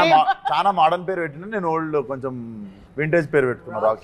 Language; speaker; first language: Telugu; native; Telugu